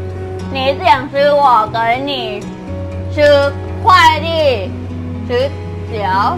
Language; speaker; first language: Chinese; non-native, learner; Thai